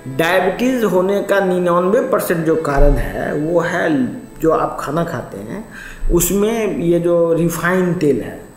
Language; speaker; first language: Hindi; native; Hindi